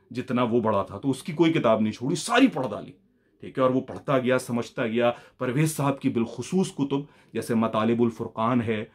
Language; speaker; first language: Urdu; native; Urdu